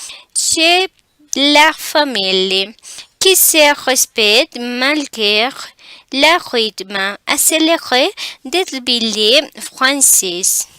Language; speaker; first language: French; non-native, learner; Spanish